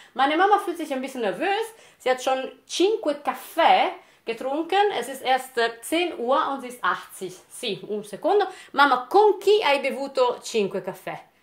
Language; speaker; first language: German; non-native, fluent; Italian